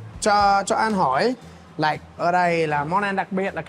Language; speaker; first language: Vietnamese; non-native, fluent; English